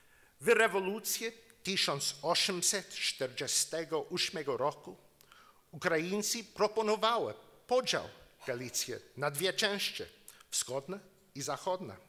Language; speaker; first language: Polish; non-native, learner; English